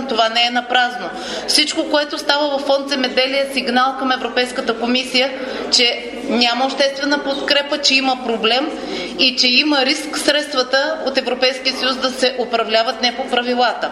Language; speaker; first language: Bulgarian; native; Bulgarian